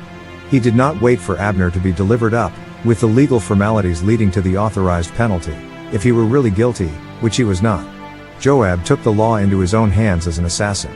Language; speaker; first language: English; native; English